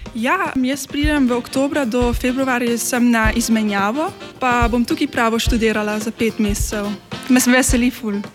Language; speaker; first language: Slovenian; early bilingual, heritage; Dutch